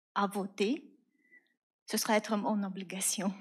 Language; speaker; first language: French; non-native, fluent; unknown